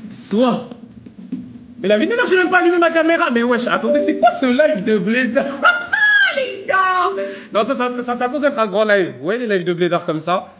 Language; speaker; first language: French; native; French